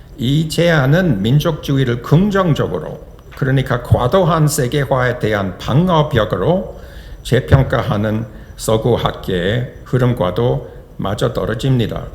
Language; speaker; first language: Korean; non-native, fluent; English